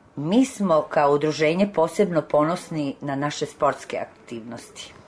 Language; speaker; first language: Serbian; native; Serbian